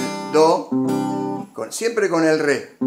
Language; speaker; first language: Spanish; native; Spanish